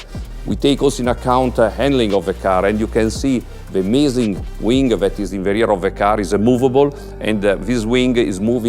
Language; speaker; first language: English; non-native, fluent; Italian